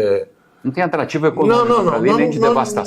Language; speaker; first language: Portuguese; native; Portuguese